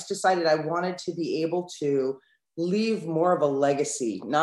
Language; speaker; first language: English; native; English